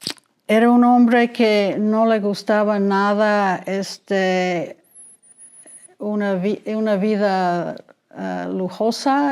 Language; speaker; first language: Spanish; non-native, fluent; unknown